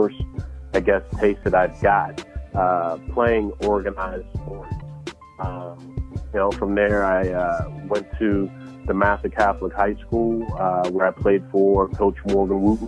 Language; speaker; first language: English; native; English